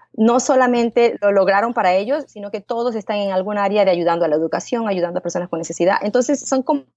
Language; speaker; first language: Spanish; native; Spanish